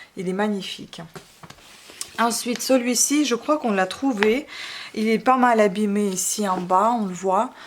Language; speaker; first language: French; non-native, fluent; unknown